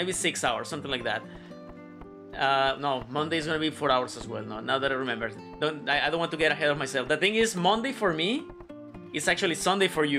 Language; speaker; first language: English; non-native, fluent; Spanish